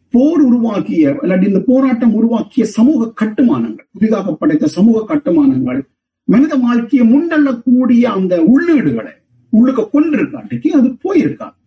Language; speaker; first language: Tamil; native; Tamil